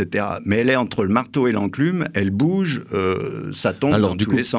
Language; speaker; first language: French; native; French